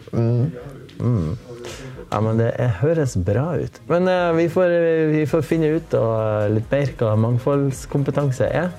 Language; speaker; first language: Norwegian; native; Norwegian